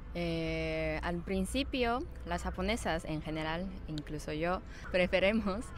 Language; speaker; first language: Spanish; non-native, fluent; Japanese